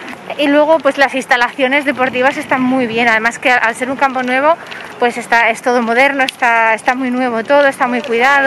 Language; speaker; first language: Spanish; native; Spanish